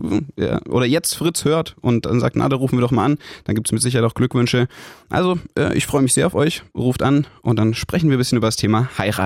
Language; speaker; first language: German; native; German